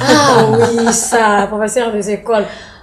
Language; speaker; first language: French; non-native, local second language; Lingala